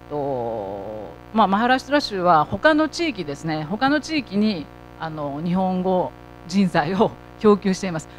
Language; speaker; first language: Japanese; native; Japanese